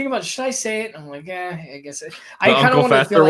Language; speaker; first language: English; native; English